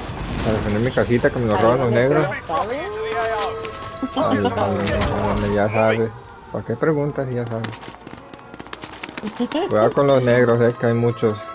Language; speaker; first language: Spanish; early bilingual, heritage; Spanish